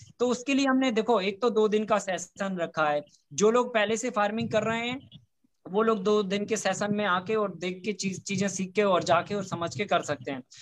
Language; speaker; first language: Hindi; native; Hindi